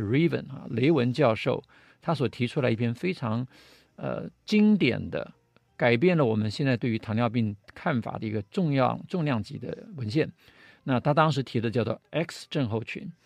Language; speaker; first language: Chinese; native; Chinese